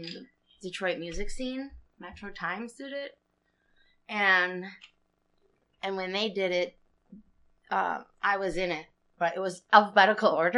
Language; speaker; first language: English; native; English